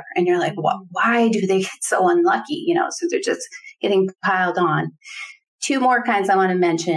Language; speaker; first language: English; native; English